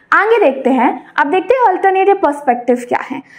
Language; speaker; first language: Hindi; native; Hindi